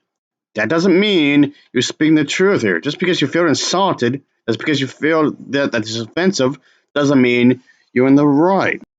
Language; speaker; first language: English; native; English